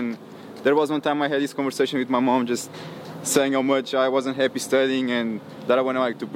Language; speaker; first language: English; non-native, fluent; Portuguese